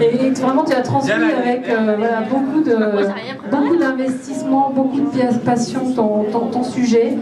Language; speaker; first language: French; native; French